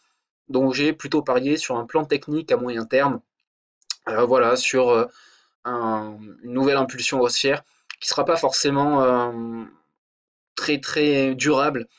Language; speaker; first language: French; native; French